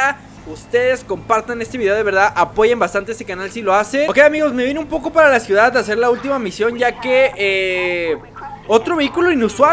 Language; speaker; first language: Spanish; native; Spanish